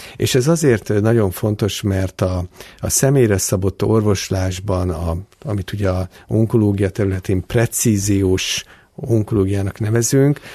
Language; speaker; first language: Hungarian; native; Hungarian